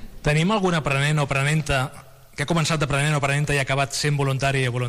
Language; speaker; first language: Catalan; native; Catalan